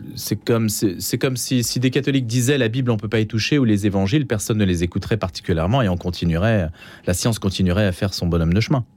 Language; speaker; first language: French; native; French